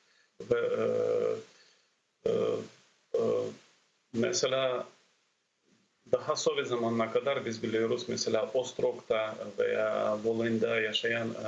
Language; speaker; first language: Turkish; non-native, fluent; Ukrainian